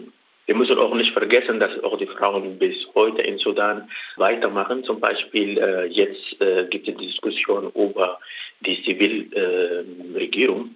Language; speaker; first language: German; non-native, learner; Arabic